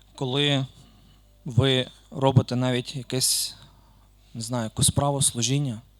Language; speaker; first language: Ukrainian; native; Ukrainian